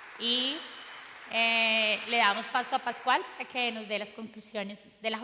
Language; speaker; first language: Spanish; native; Spanish